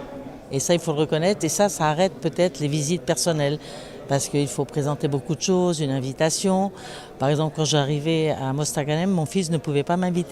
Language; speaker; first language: French; native; French